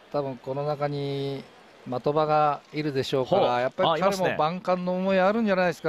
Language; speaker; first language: Japanese; native; Japanese